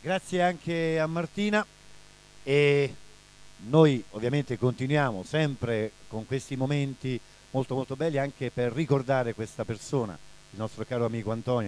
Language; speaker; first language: Italian; native; Italian